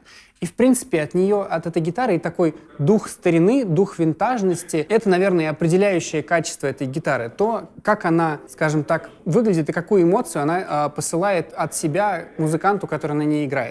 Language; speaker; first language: Russian; native; Russian